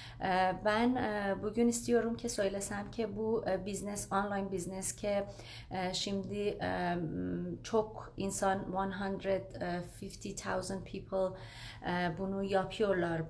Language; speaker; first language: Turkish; non-native, learner; Persian